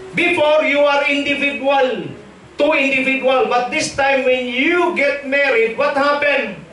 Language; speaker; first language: English; non-native, local second language; Filipino